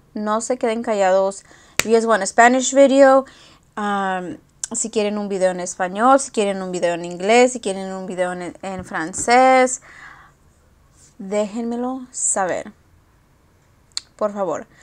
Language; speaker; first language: Spanish; early bilingual, other home language; English